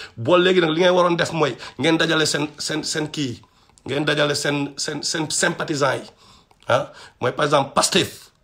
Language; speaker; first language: Wolof; non-native, local second language; Fula